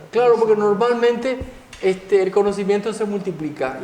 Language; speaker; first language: Spanish; native; Spanish